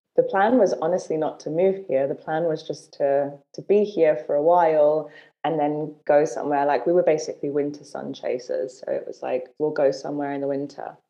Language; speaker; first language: English; native; English